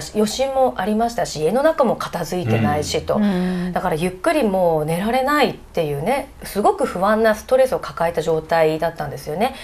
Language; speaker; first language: Japanese; native; Japanese